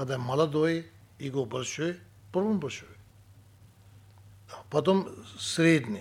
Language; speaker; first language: Russian; non-native, learner; Tibetan